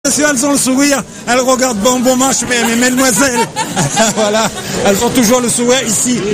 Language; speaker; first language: French; native; French